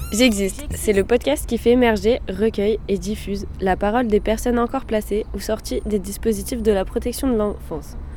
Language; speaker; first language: French; native; French